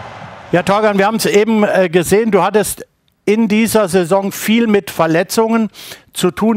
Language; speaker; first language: German; native; German